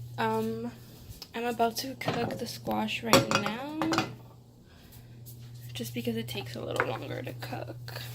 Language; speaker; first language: English; native; English